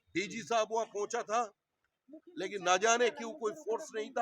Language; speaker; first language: Hindi; non-native, local second language; Bangla